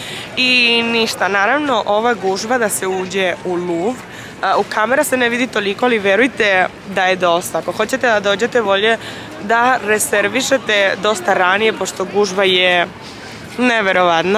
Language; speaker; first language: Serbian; early bilingual, heritage; Serbian